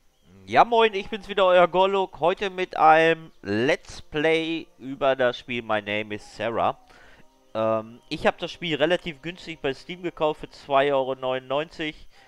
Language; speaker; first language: German; native; German